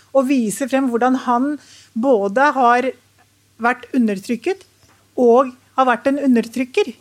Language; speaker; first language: Norwegian; early bilingual, other home language; Urdu